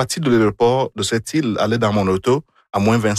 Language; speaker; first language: French; non-native, fluent; Igbo